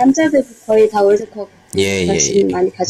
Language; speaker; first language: Korean; non-native, learner; Chinese